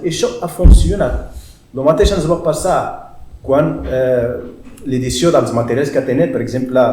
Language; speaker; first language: Catalan; non-native, fluent; Berber languages